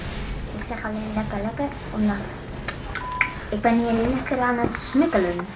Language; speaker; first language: Dutch; non-native, learner; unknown